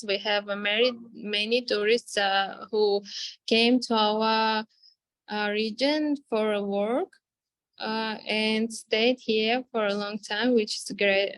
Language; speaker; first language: English; non-native, fluent; Armenian